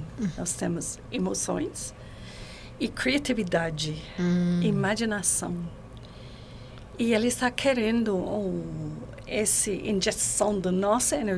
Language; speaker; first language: Portuguese; non-native, fluent; English